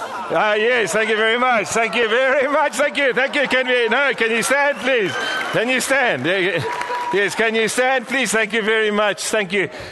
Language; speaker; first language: English; native; English